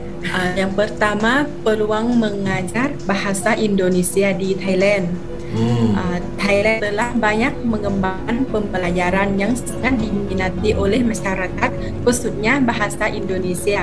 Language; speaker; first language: Indonesian; non-native, fluent; Thai